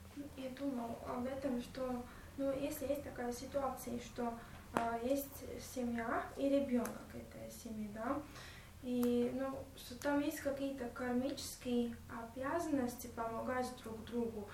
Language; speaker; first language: Russian; non-native, local second language; Latvian